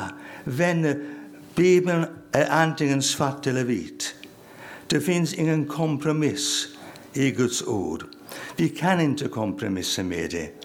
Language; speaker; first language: Swedish; non-native, fluent; English